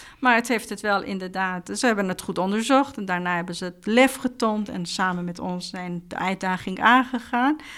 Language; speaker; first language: Dutch; non-native, fluent; Persian